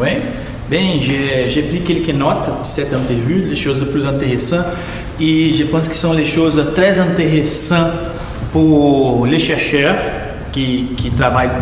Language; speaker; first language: French; non-native, fluent; Portuguese